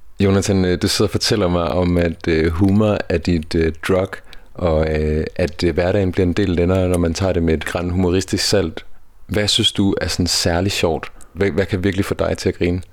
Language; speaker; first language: Danish; native; Danish